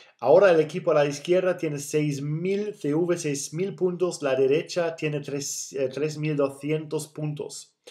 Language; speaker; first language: Spanish; non-native, fluent; German